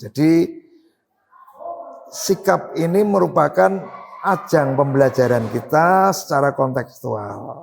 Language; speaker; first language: Indonesian; native; Indonesian